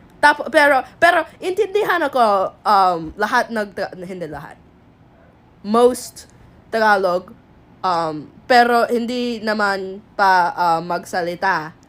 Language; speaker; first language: Filipino; non-native, learner; English